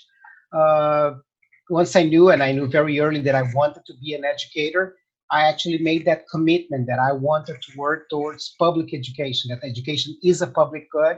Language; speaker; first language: English; non-native, fluent; Portuguese